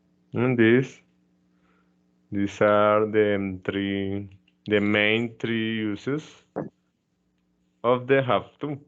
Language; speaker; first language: English; non-native, fluent; Spanish